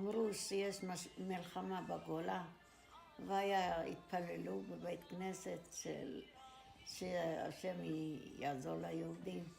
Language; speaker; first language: Hebrew; non-native, fluent; Arabic